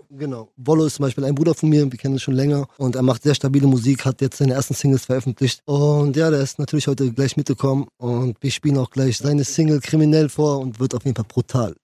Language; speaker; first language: German; early bilingual, other home language; Kurdish